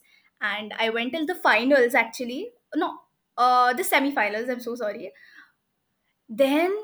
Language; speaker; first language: English; non-native, local second language; Hindi